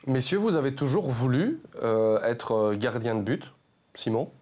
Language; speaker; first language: French; native; French